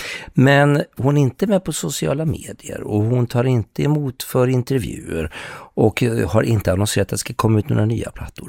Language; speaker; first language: Swedish; native; Swedish